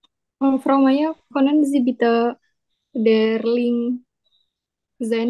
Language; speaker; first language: German; non-native, learner; Indonesian